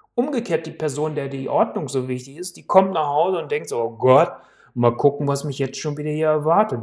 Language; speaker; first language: German; native; German